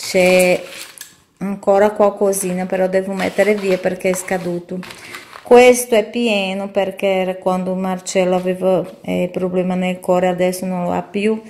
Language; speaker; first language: Italian; non-native, fluent; Portuguese